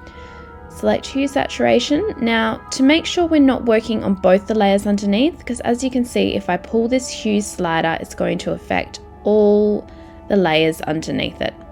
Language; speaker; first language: English; native; English